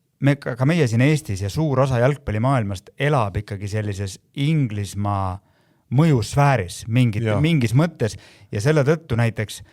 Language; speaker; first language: Estonian; native; Estonian